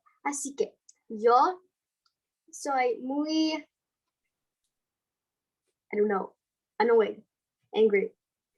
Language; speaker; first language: Spanish; non-native, learner; English